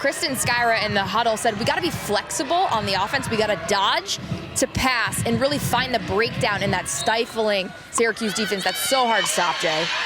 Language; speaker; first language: English; native; English